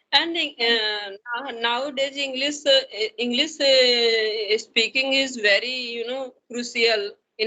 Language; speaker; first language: English; non-native, learner; Hindi